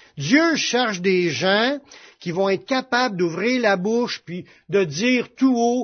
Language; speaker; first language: French; native; French